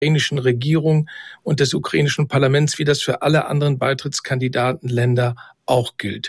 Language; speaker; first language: German; native; German